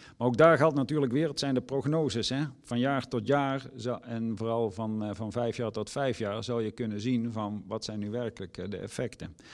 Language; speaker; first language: Dutch; native; Dutch